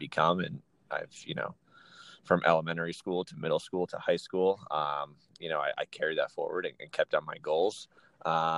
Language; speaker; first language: English; native; English